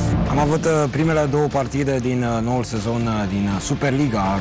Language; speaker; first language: Romanian; native; Romanian